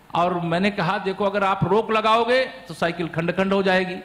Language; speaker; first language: Hindi; native; Hindi